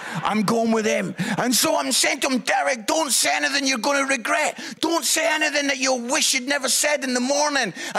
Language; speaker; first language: English; native; English